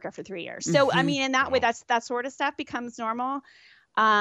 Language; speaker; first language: English; native; English